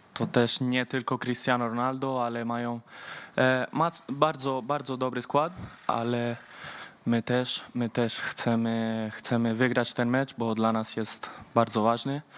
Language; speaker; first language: Polish; early bilingual, heritage; Polish